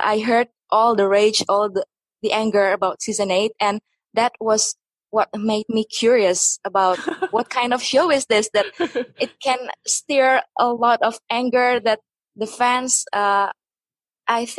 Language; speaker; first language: English; non-native, fluent; Indonesian